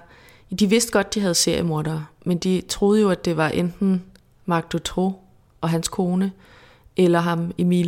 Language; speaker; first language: Danish; native; Danish